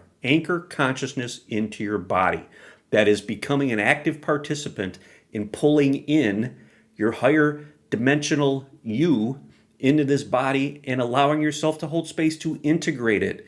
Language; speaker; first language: English; native; English